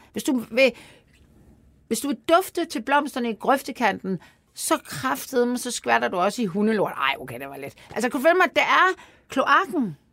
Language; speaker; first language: Danish; native; Danish